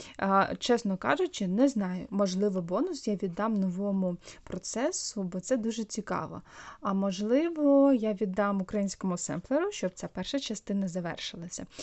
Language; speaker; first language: Ukrainian; non-native, local second language; Russian